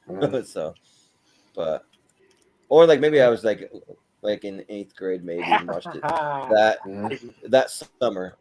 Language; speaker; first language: English; native; English